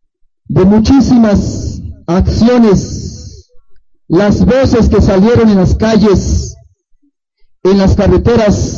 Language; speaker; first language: Spanish; non-native, local second language; Tzotzil